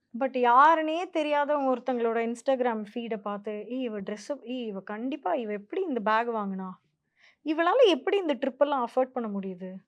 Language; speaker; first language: Tamil; native; Tamil